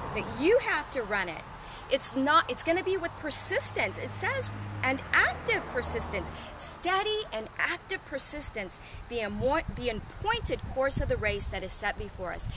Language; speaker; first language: English; native; English